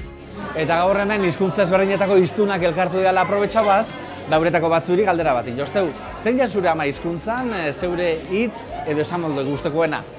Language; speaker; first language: Basque; native; Basque